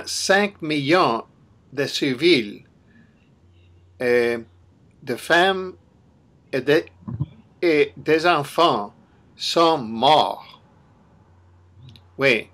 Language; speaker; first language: French; non-native, learner; English